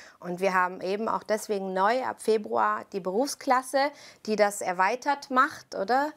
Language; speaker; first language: German; early bilingual, other home language; Italian